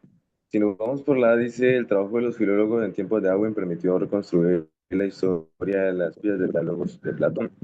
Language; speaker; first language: Spanish; native; Spanish